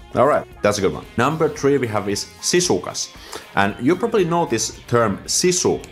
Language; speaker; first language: English; non-native, fluent; Finnish